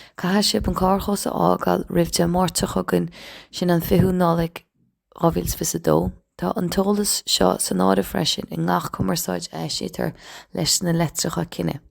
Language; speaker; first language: Irish; native; Irish